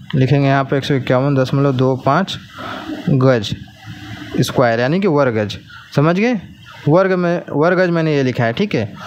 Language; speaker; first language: Hindi; native; Hindi